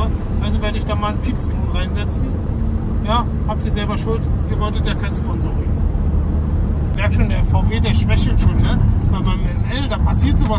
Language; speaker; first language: German; native; German